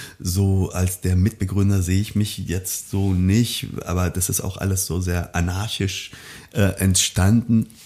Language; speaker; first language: German; early bilingual, other home language; Persian